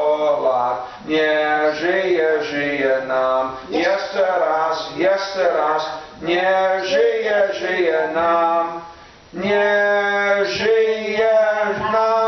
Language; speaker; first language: Polish; non-native, learner; English